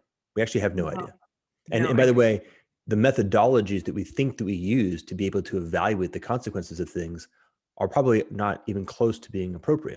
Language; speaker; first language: English; native; English